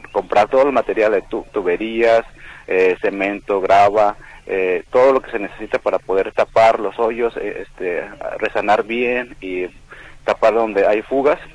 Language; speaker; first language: Spanish; non-native, local second language; Nahuatl languages